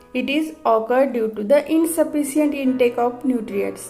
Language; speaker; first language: English; non-native, local second language; Marathi